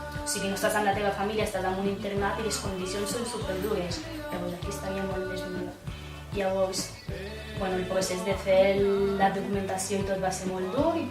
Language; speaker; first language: Catalan; early bilingual, other home language; Arabic